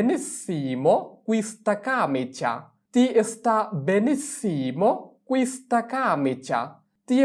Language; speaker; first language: Italian; non-native, fluent; Bangla